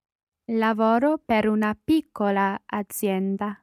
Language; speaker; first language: Italian; non-native, learner; English